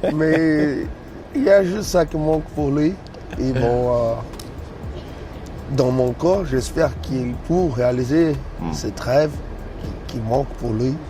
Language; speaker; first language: French; non-native, learner; Portuguese